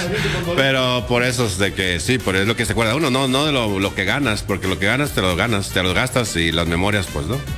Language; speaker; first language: Spanish; native; Spanish